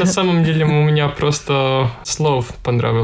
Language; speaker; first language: Russian; non-native, local second language; Latvian